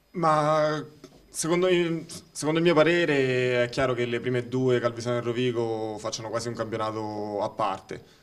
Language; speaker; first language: Italian; native; Italian